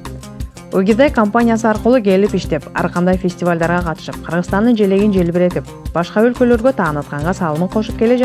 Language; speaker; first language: Kyrgyz; native; Kyrgyz